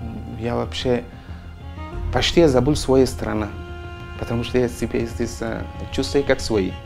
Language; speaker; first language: Russian; non-native, learner; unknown